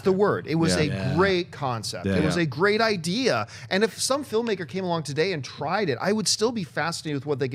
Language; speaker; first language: English; native; English